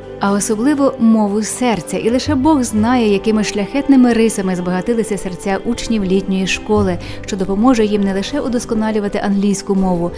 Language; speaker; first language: Ukrainian; native; Ukrainian